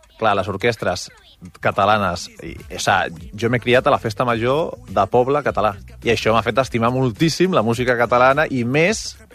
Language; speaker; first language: Catalan; non-native, local second language; Spanish